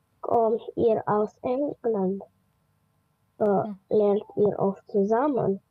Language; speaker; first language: German; non-native, learner; Romanian